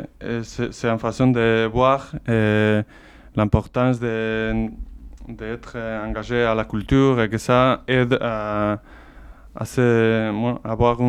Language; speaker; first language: French; non-native, learner; Basque